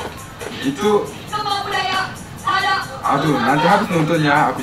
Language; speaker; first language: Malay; non-native, fluent; Korean